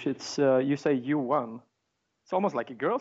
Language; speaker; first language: English; non-native, fluent; Swedish